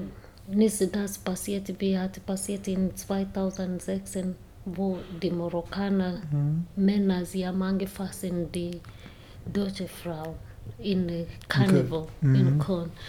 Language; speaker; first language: German; non-native, learner; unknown